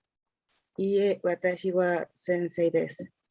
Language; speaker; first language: Japanese; non-native, learner; Spanish